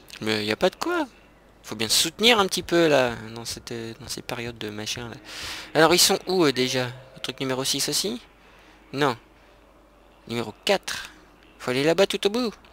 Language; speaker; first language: French; native; French